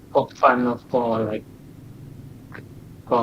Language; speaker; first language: English; non-native, learner; Thai